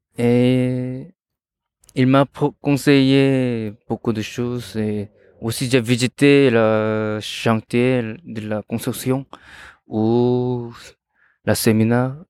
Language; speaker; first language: French; non-native, learner; Korean